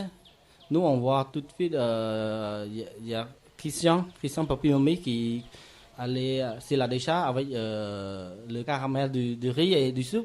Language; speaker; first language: French; non-native, learner; Khmer